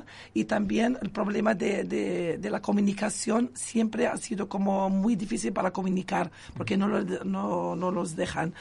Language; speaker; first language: Spanish; non-native, local second language; Arabic